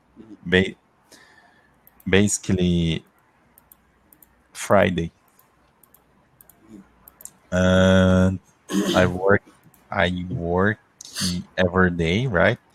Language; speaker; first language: English; non-native, learner; Portuguese